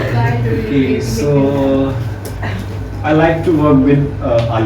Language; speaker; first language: English; non-native, learner; Hindi